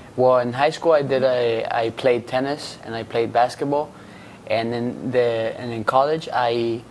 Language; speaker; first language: English; non-native, fluent; Spanish